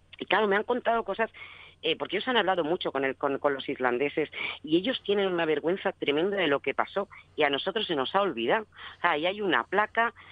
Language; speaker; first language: Spanish; native; Spanish